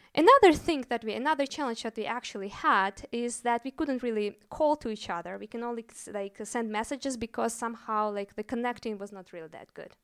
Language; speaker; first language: English; non-native, fluent; Russian